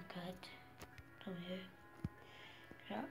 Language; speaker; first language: French; native; French